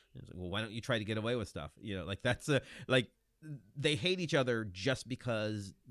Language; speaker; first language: English; native; English